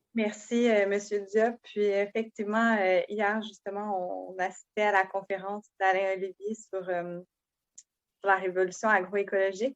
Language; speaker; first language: French; native; French